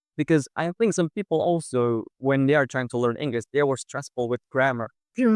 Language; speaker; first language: English; non-native, fluent; Indonesian